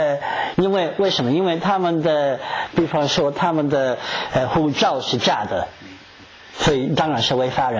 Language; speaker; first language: Chinese; non-native, fluent; English